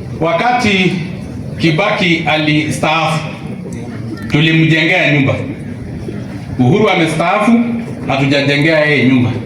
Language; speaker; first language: Swahili; non-native, local second language; Masai